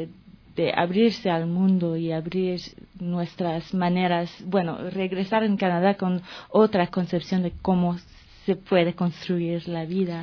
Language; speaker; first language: Spanish; non-native, fluent; French